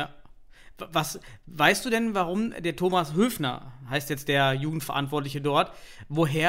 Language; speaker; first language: German; native; German